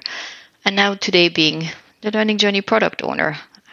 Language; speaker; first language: English; non-native, fluent; French